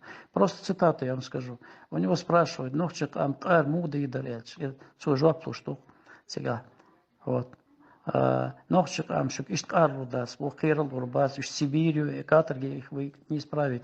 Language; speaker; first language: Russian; non-native, local second language; Chechen